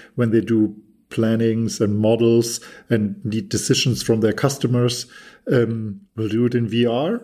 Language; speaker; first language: English; non-native, fluent; German